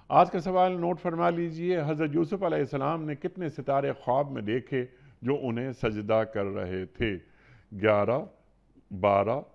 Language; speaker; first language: Urdu; native; Urdu